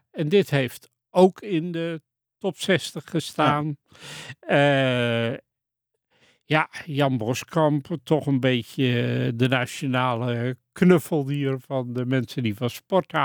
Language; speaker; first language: Dutch; native; Dutch